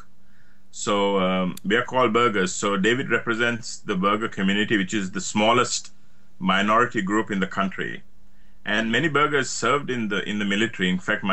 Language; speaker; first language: English; native; English